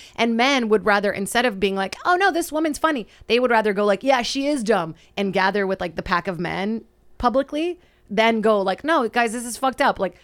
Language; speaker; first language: English; non-native, fluent; Portuguese